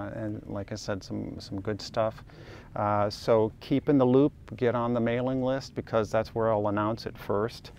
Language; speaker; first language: English; native; English